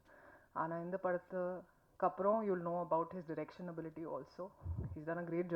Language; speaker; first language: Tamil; non-native, learner; Hindi